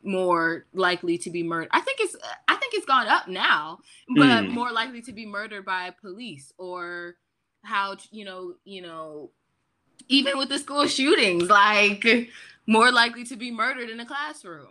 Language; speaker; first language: English; native; English